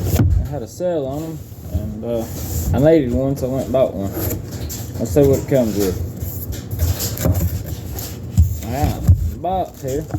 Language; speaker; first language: English; native; English